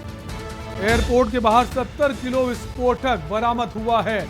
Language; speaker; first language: Hindi; native; Hindi